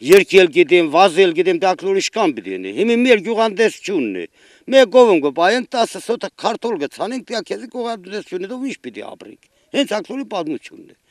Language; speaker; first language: Armenian; native; Armenian